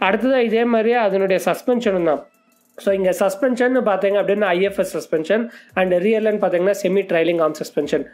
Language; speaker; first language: Tamil; native; Tamil